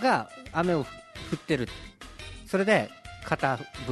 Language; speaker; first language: Japanese; native; Japanese